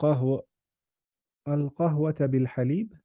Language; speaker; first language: Arabic; non-native, fluent; English